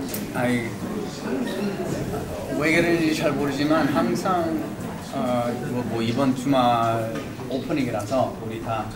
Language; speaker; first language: Korean; early bilingual, heritage; English